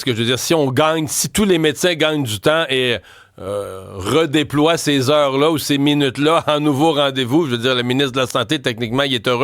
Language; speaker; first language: French; native; French